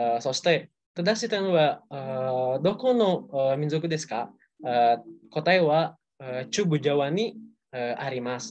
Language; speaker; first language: Japanese; non-native, learner; Indonesian